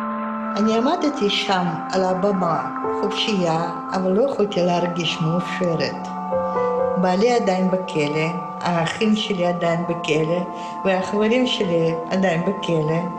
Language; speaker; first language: Hebrew; non-native, fluent; Russian